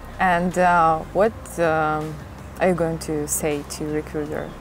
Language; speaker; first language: English; non-native, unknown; Russian